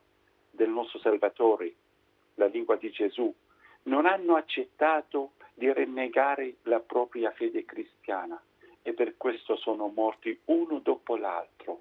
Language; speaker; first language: Italian; non-native, fluent; Arabic